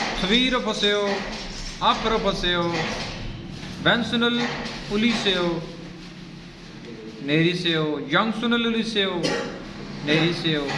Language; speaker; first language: Korean; non-native, fluent; Punjabi